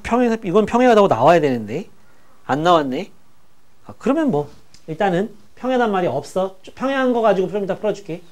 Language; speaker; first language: Korean; native; Korean